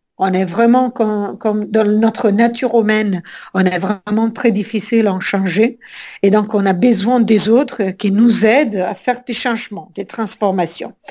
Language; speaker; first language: French; non-native, fluent; Italian